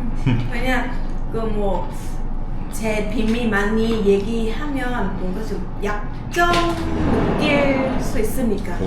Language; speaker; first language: Korean; non-native, local second language; Vietnamese